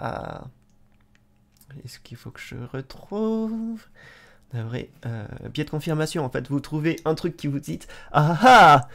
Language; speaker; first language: French; native; French